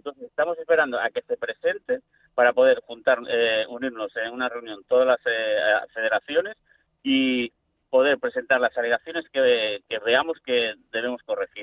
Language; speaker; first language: Spanish; native; Spanish